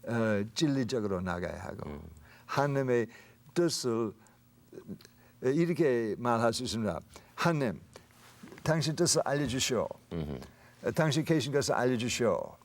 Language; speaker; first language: Korean; non-native, fluent; English